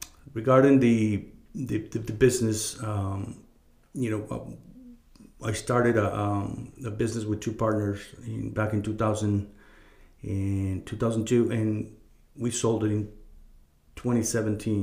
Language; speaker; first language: English; non-native, fluent; Spanish